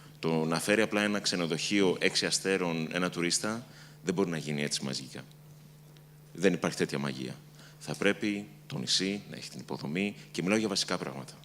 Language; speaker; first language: Greek; native; Greek